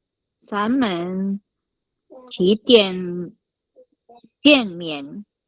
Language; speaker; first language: Chinese; non-native, learner; Filipino